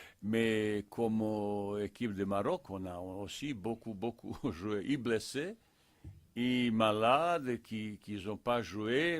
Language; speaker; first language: French; non-native, fluent; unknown